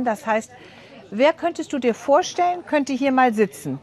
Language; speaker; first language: German; native; German